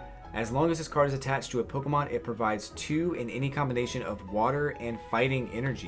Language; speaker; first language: English; native; English